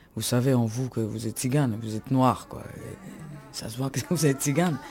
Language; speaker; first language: French; non-native, fluent; Slovak